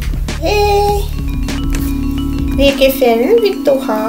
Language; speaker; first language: Swedish; non-native, fluent; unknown